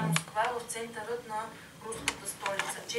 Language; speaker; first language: Bulgarian; native; Bulgarian